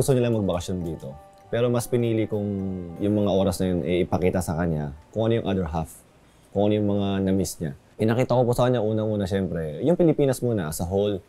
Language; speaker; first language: Filipino; native; Filipino